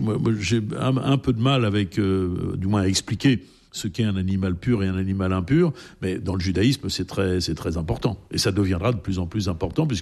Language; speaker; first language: French; native; French